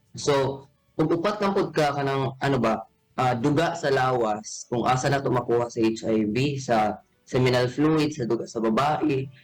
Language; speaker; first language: Cebuano; native; Cebuano